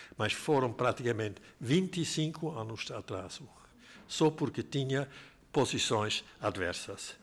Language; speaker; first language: Portuguese; non-native, fluent; German